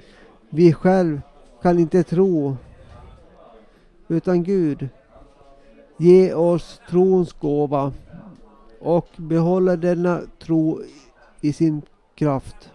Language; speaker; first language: Swedish; non-native, local second language; Finnish